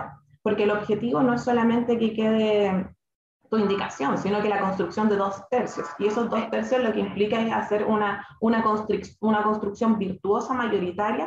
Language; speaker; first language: Spanish; native; Spanish